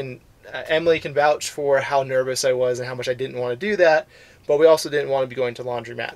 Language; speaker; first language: English; native; English